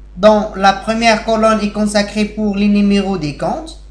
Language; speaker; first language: French; non-native, local second language; Arabic